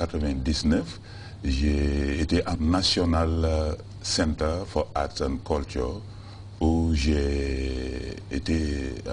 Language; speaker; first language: French; non-native, fluent; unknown